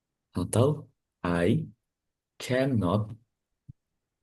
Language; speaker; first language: English; non-native, fluent; Indonesian